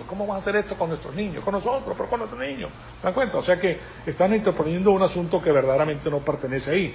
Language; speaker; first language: Spanish; native; Spanish